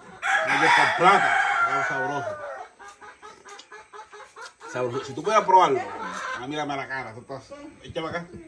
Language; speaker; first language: Spanish; native; Spanish